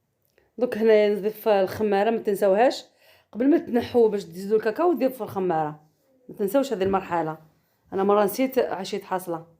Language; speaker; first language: Arabic; native; Arabic